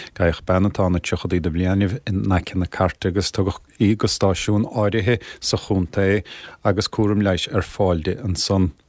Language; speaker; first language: Irish; native; Irish